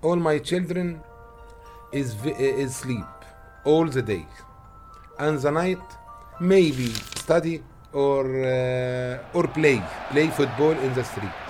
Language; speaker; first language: English; non-native, learner; Arabic